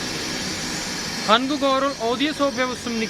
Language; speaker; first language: Korean; non-native, fluent; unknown